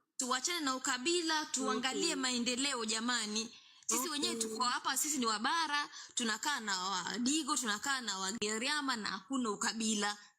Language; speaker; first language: Swahili; non-native, local second language; Luo (Kenya and Tanzania)